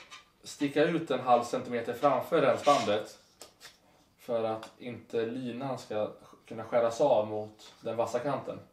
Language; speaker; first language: Swedish; native; Swedish